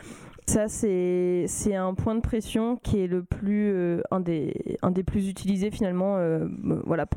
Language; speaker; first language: French; native; French